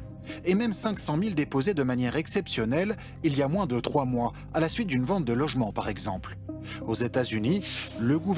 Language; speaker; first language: French; native; French